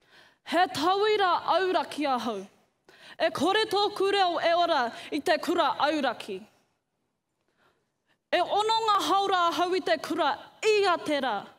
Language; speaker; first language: Māori; non-native, local second language; English